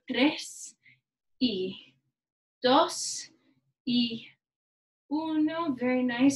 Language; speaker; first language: Spanish; non-native, learner; English